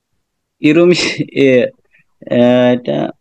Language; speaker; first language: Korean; non-native, learner; Bangla